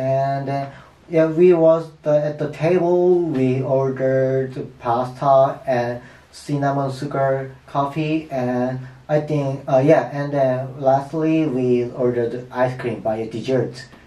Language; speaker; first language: English; non-native, learner; Korean